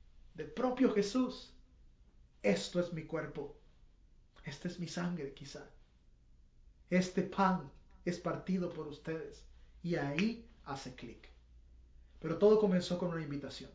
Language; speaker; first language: Spanish; native; Spanish